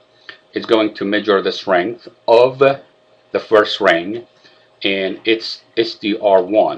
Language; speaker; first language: English; non-native, fluent; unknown